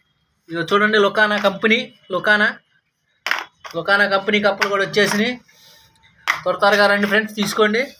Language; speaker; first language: Telugu; native; Telugu